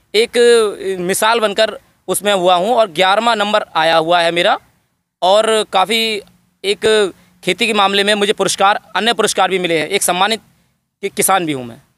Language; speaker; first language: Hindi; native; Hindi